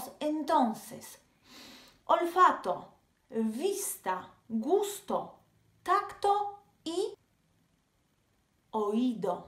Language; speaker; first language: Spanish; non-native, fluent; Polish